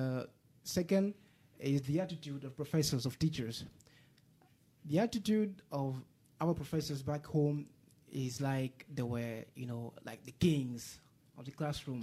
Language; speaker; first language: English; non-native, fluent; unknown